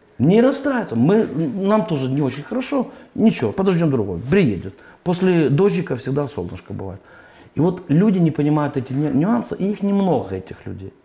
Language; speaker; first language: Russian; native; Russian